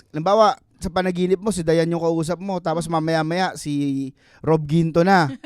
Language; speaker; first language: Filipino; native; Filipino